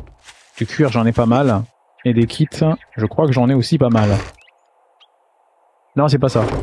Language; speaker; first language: French; native; French